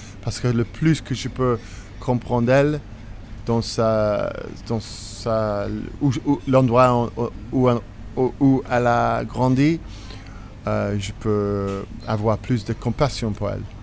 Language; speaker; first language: French; non-native, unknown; English